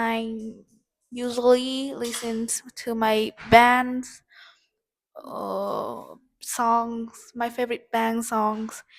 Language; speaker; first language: English; non-native, learner; Vietnamese